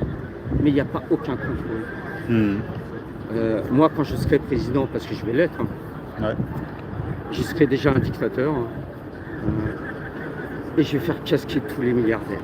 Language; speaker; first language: French; native; French